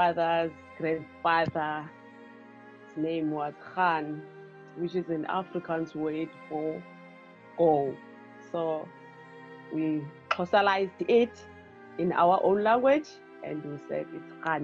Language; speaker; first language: English; non-native, local second language; Xhosa